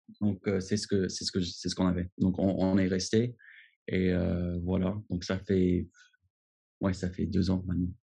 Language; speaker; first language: French; non-native, fluent; English